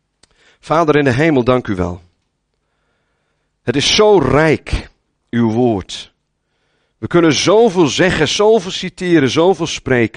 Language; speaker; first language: Dutch; native; Dutch